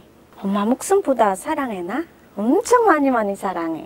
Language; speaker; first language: Korean; non-native, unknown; Khmer